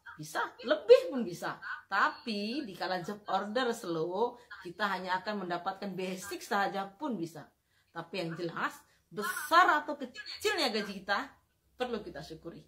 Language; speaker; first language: Indonesian; native; Indonesian